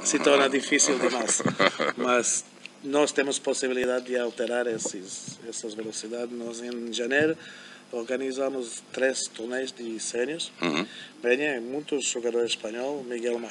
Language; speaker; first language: Portuguese; non-native, fluent; German